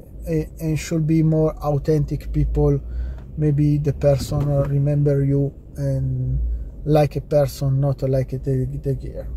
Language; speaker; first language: English; non-native, learner; Italian